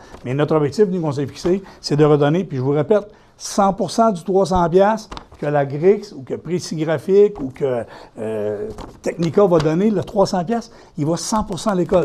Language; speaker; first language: French; native; French